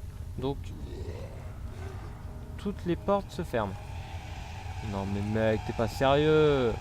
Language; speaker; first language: French; native; French